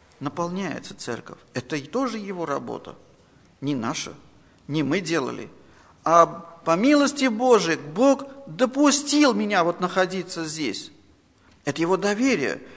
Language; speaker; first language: Russian; non-native, local second language; Armenian